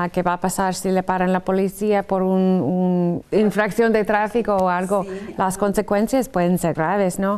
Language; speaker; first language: Spanish; non-native, fluent; English